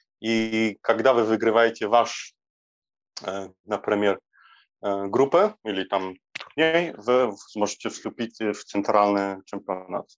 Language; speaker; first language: Russian; non-native, learner; Polish